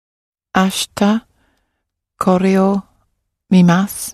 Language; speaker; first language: Japanese; non-native, learner; English